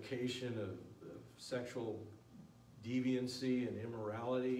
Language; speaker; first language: English; native; English